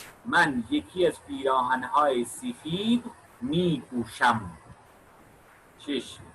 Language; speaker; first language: Persian; non-native, fluent; Urdu